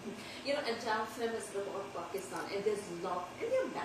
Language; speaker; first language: English; non-native, local second language; Hindi